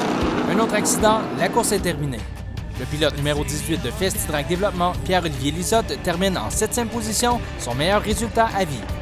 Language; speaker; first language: French; native; French